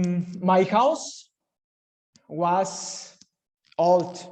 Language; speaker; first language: English; non-native, learner; Spanish